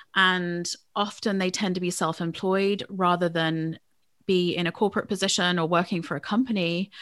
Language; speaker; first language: English; native; English